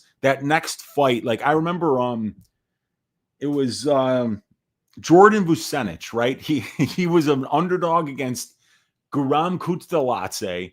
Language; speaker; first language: English; native; English